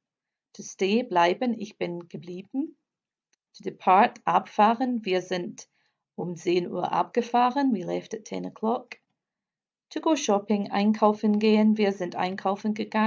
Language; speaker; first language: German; non-native, fluent; English